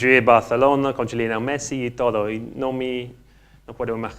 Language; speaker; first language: Spanish; non-native, learner; English